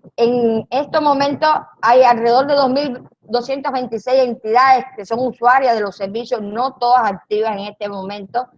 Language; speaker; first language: Spanish; native; Spanish